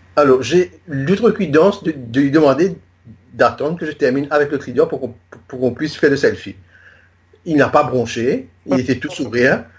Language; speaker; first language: French; non-native, local second language; Morisyen